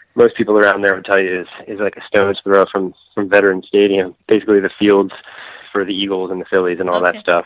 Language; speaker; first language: English; native; English